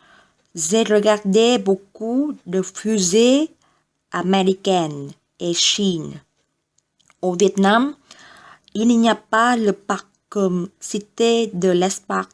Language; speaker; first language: French; non-native, learner; Vietnamese